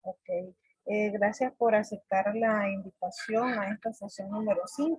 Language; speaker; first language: Spanish; native; Spanish